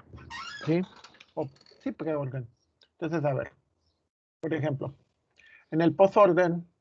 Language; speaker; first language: Spanish; native; Spanish